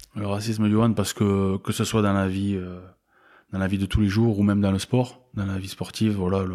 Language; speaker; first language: French; native; French